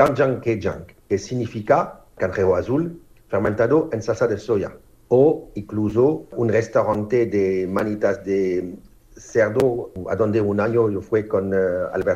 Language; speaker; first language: Spanish; non-native, learner; French